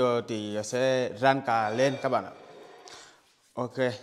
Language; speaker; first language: Vietnamese; non-native, learner; Portuguese